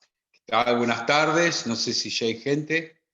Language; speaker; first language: Spanish; native; Spanish